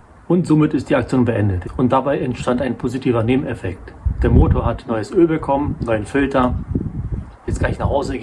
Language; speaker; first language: German; native; German